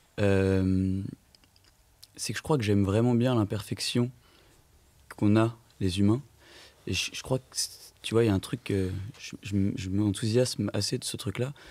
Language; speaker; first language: French; native; French